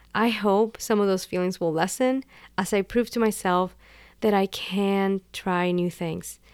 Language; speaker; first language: English; non-native, fluent; Spanish